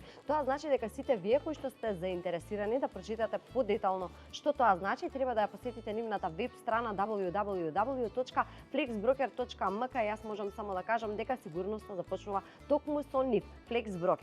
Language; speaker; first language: Macedonian; native; Macedonian